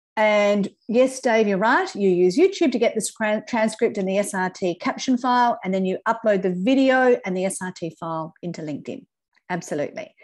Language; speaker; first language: English; native; English